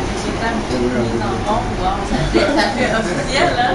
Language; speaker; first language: French; native; French